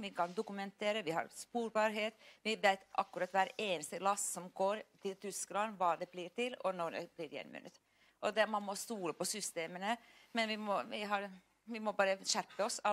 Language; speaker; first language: Norwegian; non-native, fluent; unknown